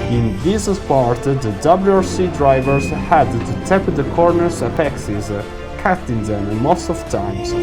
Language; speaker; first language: English; non-native, fluent; Italian